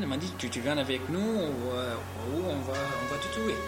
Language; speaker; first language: French; non-native, learner; Arabic